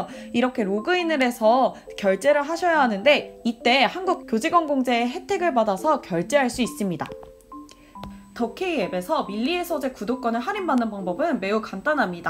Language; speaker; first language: Korean; native; Korean